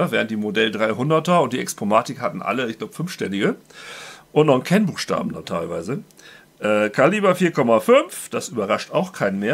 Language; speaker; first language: German; native; German